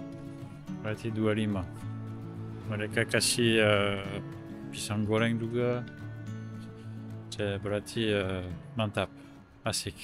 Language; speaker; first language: Indonesian; non-native, learner; French